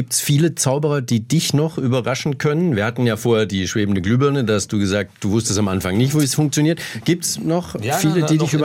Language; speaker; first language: German; native; German